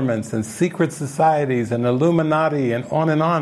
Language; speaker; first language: English; native; English